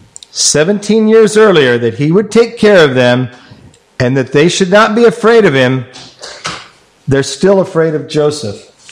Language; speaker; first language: English; native; English